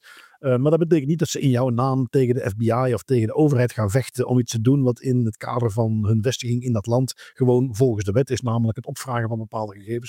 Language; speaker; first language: Dutch; native; Dutch